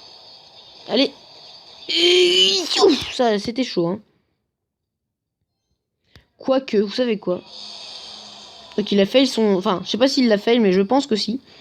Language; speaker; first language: French; native; French